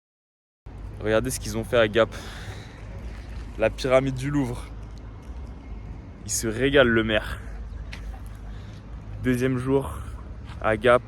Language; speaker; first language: French; native; French